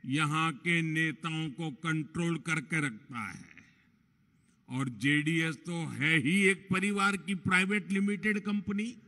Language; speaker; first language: Hindi; non-native, local second language; Gujarati